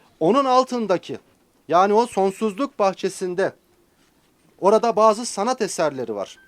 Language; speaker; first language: Turkish; native; Turkish